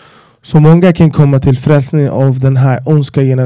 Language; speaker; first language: Swedish; non-native, fluent; Spanish